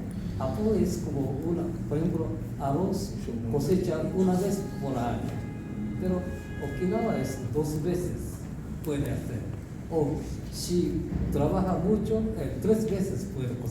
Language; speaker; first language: Spanish; non-native, learner; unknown